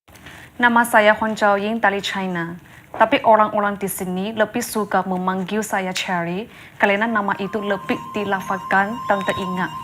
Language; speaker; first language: Indonesian; non-native, learner; Chinese